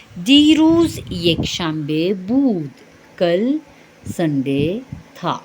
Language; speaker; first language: Persian; non-native, fluent; Urdu